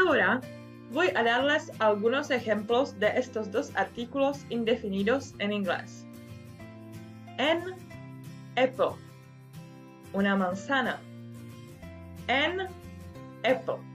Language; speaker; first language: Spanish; non-native, fluent; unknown